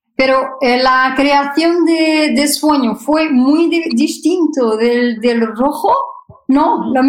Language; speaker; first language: Spanish; non-native, fluent; Portuguese